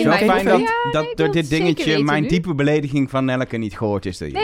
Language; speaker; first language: Dutch; native; Dutch